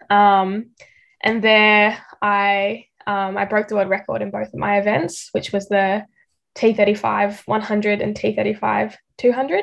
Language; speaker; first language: English; native; English